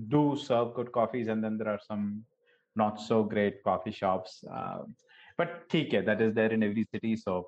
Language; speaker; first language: English; non-native, local second language; Gujarati